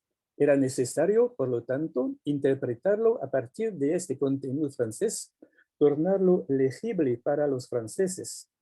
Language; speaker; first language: Spanish; non-native, fluent; French